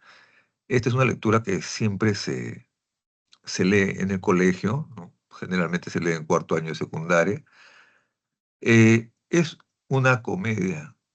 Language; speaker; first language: Spanish; native; Spanish